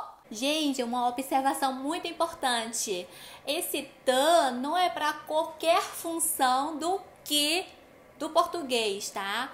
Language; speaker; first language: Portuguese; non-native, fluent; Chinese